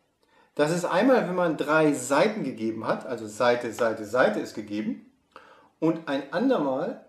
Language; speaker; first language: German; native; German